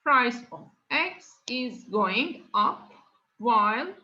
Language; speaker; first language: English; non-native, fluent; Turkish